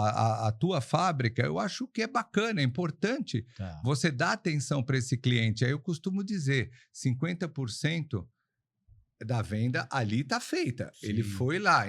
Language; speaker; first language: Portuguese; native; Portuguese